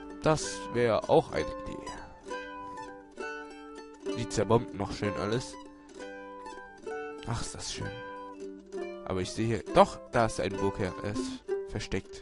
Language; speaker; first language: German; native; German